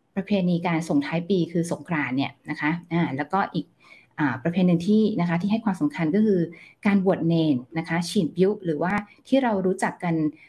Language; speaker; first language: Thai; native; Thai